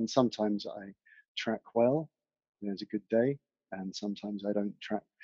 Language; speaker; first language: English; native; English